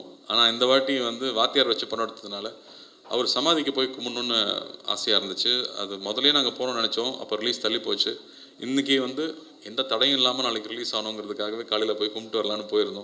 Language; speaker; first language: Tamil; native; Tamil